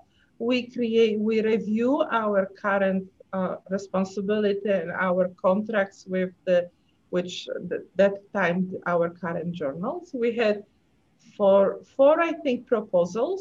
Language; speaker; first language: English; non-native, fluent; Polish